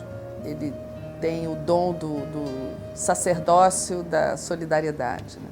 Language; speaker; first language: Portuguese; native; Portuguese